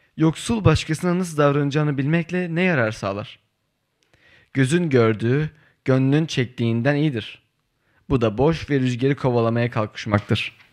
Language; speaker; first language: Turkish; native; Turkish